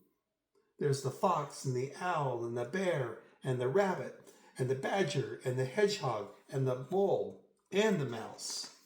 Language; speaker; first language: English; native; English